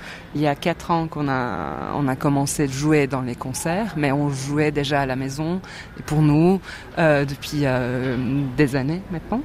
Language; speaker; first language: French; non-native, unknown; Turkish